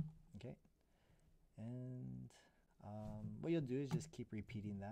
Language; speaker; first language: English; native; English